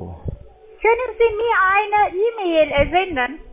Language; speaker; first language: German; non-native, learner; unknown